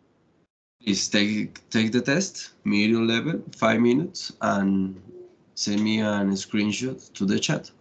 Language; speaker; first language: English; non-native, fluent; Spanish